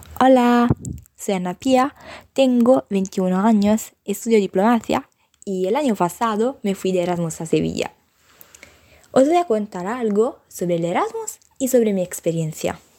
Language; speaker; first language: Spanish; non-native, fluent; Italian